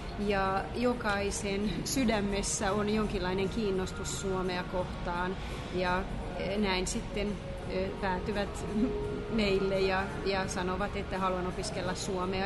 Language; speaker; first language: Finnish; non-native, fluent; Hungarian